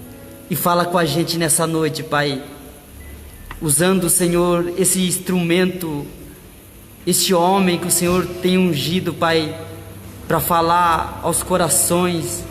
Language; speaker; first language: Portuguese; native; Portuguese